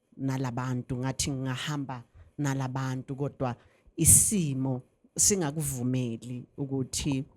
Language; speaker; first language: Zulu; native; Zulu